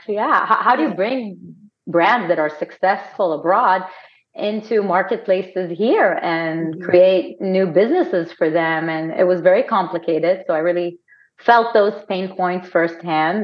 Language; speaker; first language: English; non-native, fluent; Hebrew